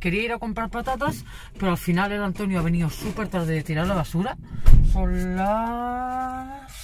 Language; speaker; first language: Spanish; native; Spanish